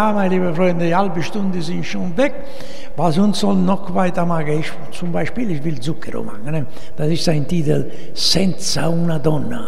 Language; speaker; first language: German; non-native, learner; Italian